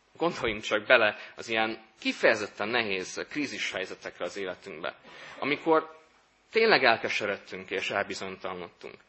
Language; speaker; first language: Hungarian; native; Hungarian